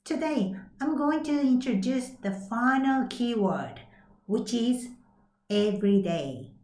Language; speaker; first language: English; non-native, fluent; Japanese